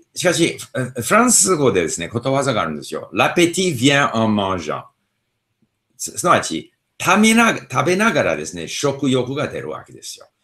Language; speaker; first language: Japanese; non-native, fluent; English